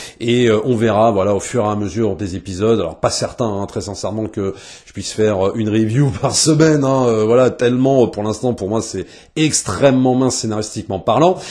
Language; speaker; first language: French; native; French